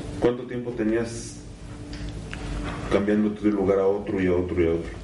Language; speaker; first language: Spanish; native; Spanish